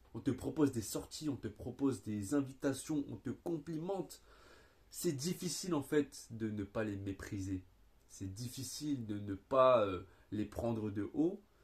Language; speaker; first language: French; native; French